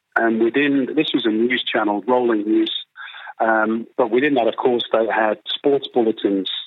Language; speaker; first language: English; native; English